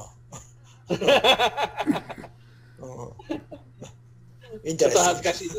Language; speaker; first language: Japanese; non-native, fluent; English